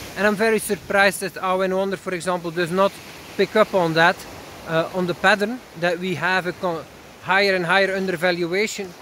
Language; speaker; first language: English; non-native, fluent; Dutch